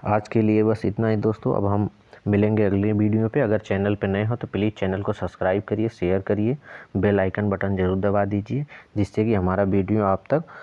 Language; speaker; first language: Hindi; native; Hindi